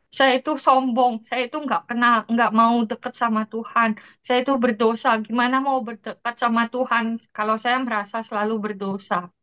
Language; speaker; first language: Indonesian; native; Indonesian